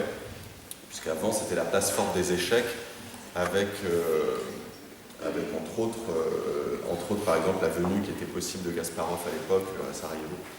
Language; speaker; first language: French; native; French